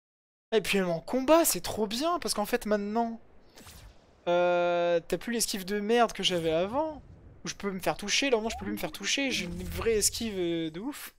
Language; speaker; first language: French; native; French